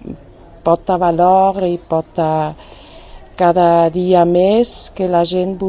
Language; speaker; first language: Catalan; non-native, fluent; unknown